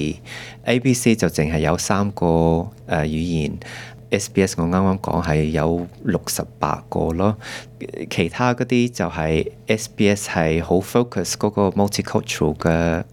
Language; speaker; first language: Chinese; early bilingual, heritage; Cantonese